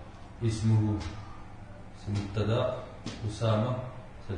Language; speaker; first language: Arabic; non-native, learner; French